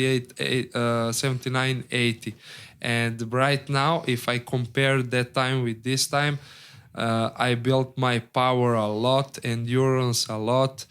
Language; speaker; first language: English; non-native, learner; Serbian